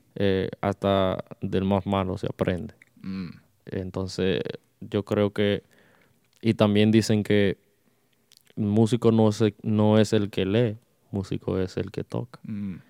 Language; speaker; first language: Spanish; early bilingual, heritage; Spanish